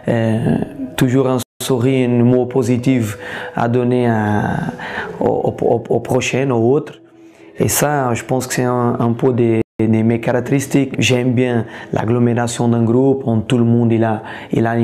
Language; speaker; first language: French; non-native, fluent; Portuguese